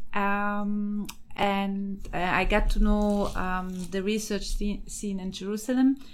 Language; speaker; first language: English; non-native, fluent; German